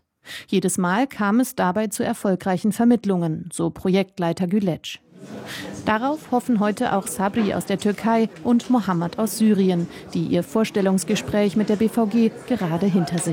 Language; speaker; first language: German; native; German